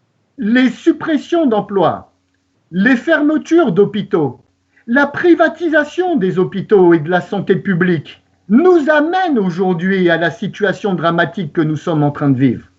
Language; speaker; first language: French; native; French